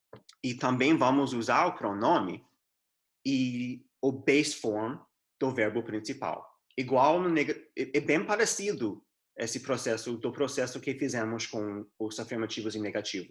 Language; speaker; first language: Portuguese; non-native, fluent; English